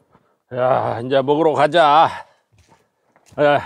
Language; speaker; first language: Korean; native; Korean